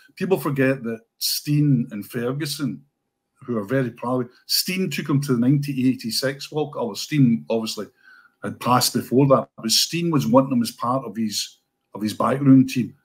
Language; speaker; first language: English; native; English